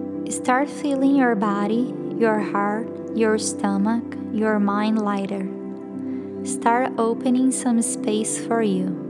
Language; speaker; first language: English; non-native, fluent; Portuguese